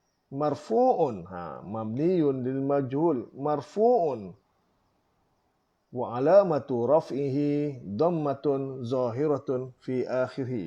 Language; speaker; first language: Arabic; non-native, fluent; Malay